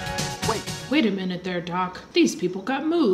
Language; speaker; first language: English; native; English